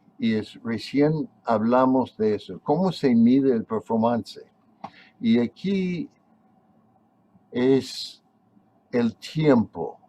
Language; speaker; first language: Spanish; non-native, fluent; English